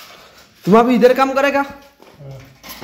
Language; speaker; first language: Hindi; non-native, learner; Bangla